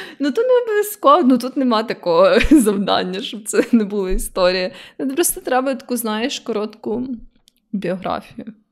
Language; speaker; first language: Ukrainian; native; Ukrainian